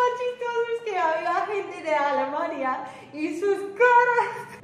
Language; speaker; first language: Spanish; non-native, fluent; English